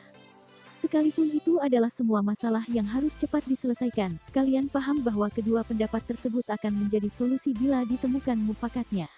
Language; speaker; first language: Indonesian; native; Indonesian